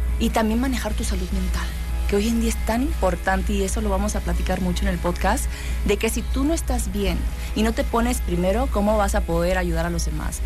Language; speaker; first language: Spanish; early bilingual, heritage; Spanish